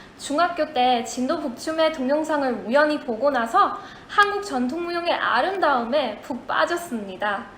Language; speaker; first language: Korean; non-native, fluent; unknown